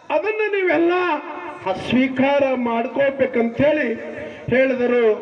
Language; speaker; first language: Kannada; native; Kannada